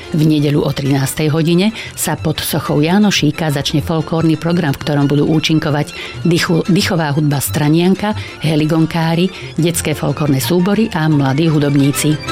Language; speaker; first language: Slovak; native; Slovak